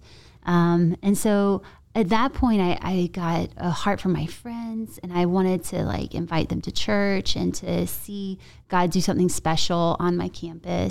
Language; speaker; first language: English; native; English